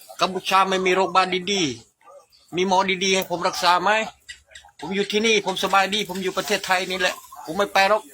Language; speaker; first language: Thai; non-native, fluent; Khmer